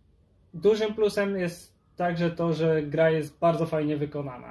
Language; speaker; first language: Polish; native; Polish